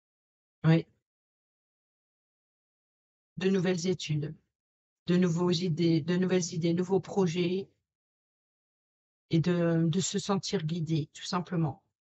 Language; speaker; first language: French; native; French